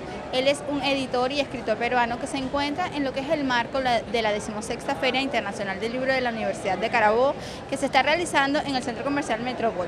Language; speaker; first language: Spanish; native; Spanish